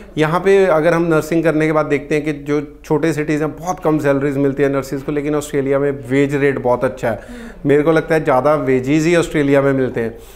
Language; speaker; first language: Hindi; non-native, local second language; Punjabi